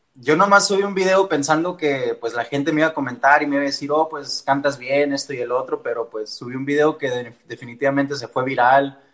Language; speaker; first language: Spanish; early bilingual, heritage; Spanish